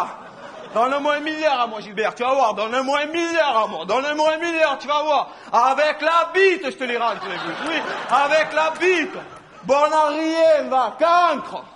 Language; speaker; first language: French; native; French